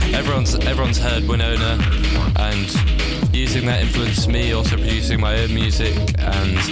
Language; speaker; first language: English; native; English